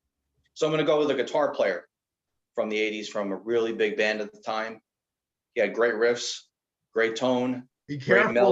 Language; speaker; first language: English; native; English